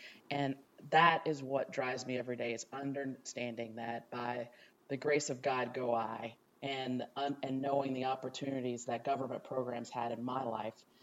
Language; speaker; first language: English; native; English